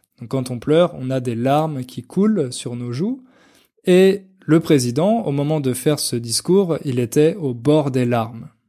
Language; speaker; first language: French; native; French